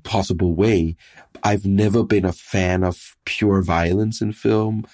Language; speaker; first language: English; non-native, fluent; Danish